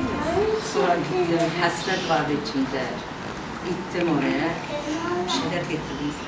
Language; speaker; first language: Turkish; non-native, fluent; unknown